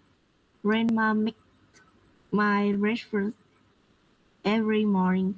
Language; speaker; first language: English; non-native, learner; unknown